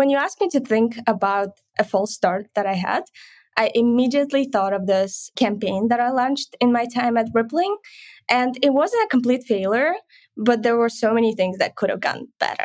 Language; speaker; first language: English; non-native, fluent; Ukrainian